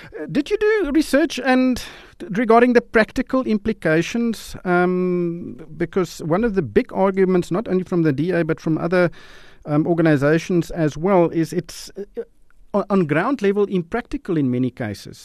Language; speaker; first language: English; non-native, local second language; Afrikaans